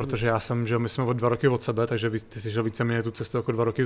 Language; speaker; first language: Czech; native; Czech